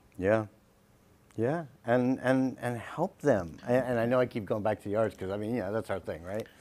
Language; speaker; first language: English; native; English